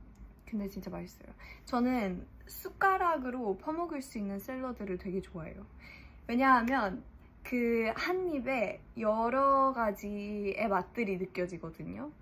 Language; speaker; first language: Korean; early bilingual, heritage; English